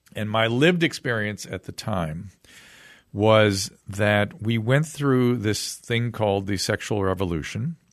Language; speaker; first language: English; native; English